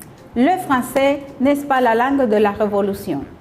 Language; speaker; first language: French; non-native, fluent; Spanish